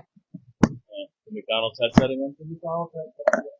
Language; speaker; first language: English; native; English